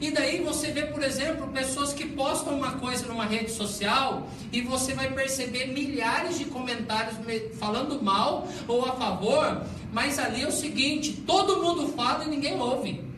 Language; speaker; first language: Portuguese; native; Portuguese